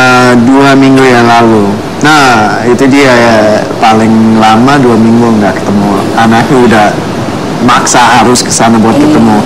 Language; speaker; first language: Indonesian; non-native, fluent; English